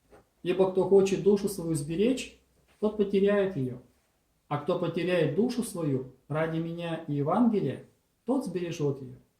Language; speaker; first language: Russian; native; Russian